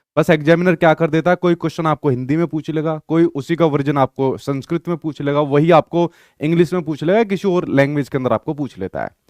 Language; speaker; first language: Hindi; native; Hindi